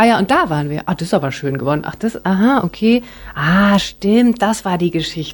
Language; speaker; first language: German; native; German